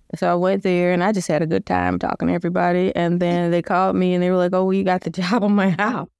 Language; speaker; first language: English; native; English